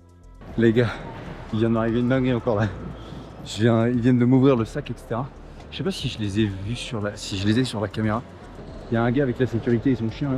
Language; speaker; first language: French; native; French